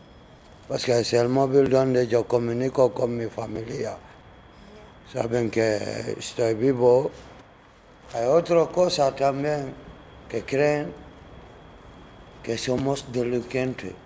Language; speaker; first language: Spanish; non-native, learner; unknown